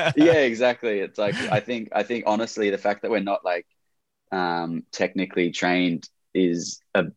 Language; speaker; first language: English; native; English